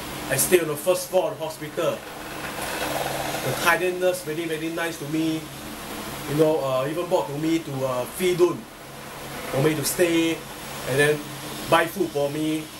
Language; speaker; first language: English; non-native, local second language; Chinese